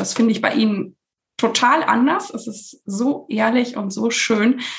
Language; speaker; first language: German; native; German